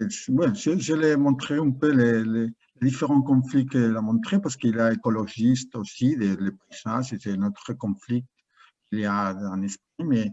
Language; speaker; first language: French; non-native, learner; Spanish